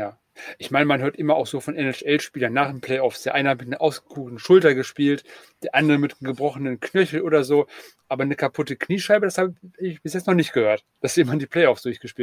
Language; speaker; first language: German; native; German